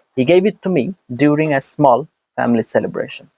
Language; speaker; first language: English; non-native, local second language; Bangla